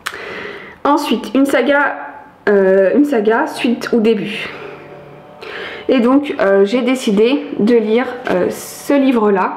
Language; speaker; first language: French; native; French